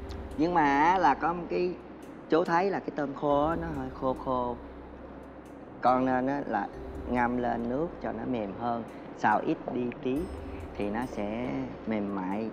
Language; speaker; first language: Vietnamese; native; Vietnamese